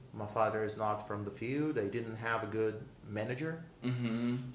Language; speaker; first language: English; non-native, fluent; Portuguese